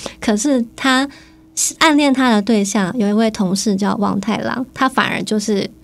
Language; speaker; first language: Chinese; native; Chinese